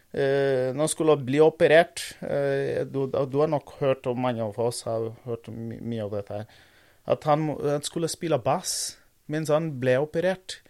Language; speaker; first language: Norwegian; non-native, fluent; Portuguese